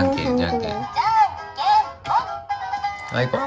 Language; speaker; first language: Japanese; native; Japanese